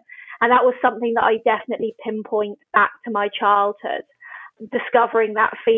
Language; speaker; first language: English; native; English